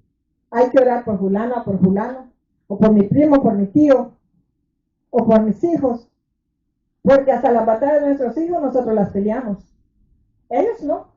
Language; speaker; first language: Spanish; native; Spanish